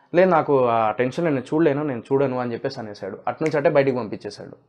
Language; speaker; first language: Telugu; native; Telugu